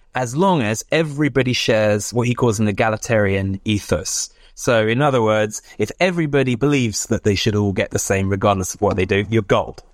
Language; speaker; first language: English; native; English